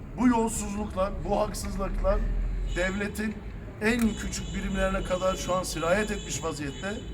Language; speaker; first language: Turkish; early bilingual, heritage; Turkish